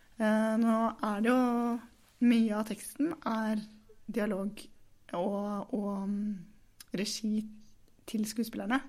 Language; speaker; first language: Norwegian; native; Norwegian